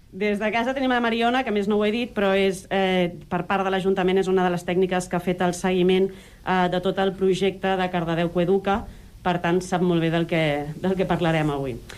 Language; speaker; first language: Catalan; native; Catalan